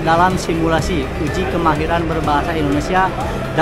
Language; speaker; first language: Indonesian; native; Indonesian